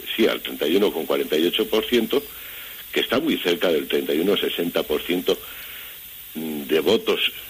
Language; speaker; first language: Spanish; native; Spanish